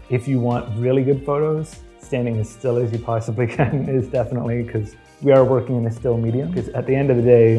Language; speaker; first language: English; native; English